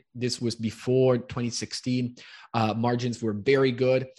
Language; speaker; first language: English; early bilingual, other home language; Italian